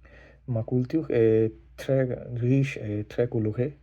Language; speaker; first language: French; non-native, learner; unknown